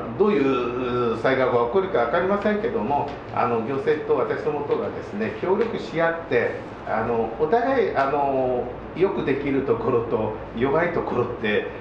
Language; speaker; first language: Japanese; native; Japanese